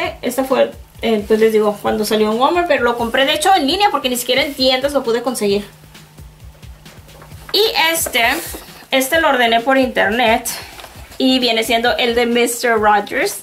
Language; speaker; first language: Spanish; native; Spanish